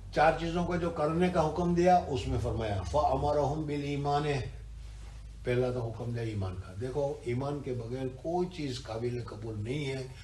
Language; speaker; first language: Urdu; non-native, local second language; Gujarati